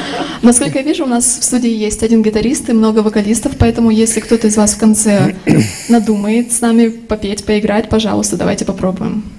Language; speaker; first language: Russian; native; Russian